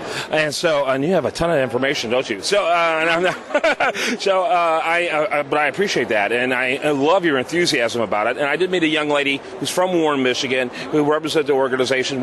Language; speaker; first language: English; native; English